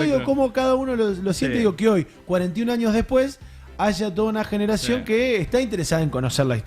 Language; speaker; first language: Spanish; native; Spanish